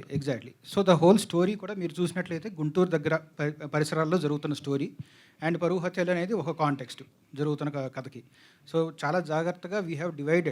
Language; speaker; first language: Telugu; native; Telugu